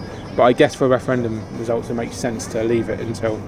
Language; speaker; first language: English; native; English